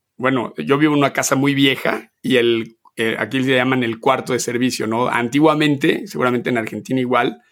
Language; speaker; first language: Spanish; native; Spanish